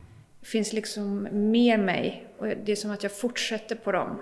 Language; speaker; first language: Swedish; native; Swedish